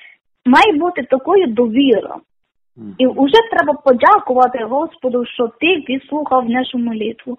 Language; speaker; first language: Ukrainian; non-native, learner; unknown